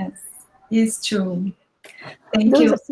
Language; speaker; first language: English; non-native, learner; Portuguese